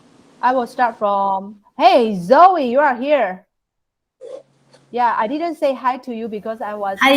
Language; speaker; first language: English; non-native, fluent; Chinese